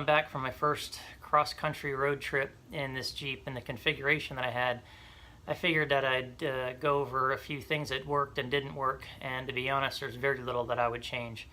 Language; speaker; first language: English; native; English